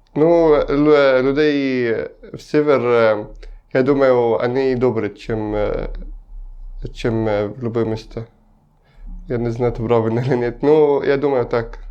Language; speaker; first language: Russian; non-native, learner; Arabic